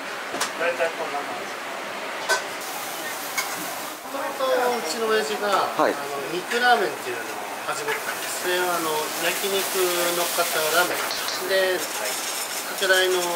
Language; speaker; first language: Japanese; native; Japanese